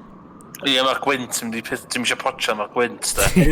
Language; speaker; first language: Welsh; native; Welsh